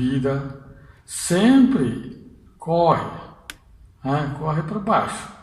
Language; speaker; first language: Portuguese; non-native, fluent; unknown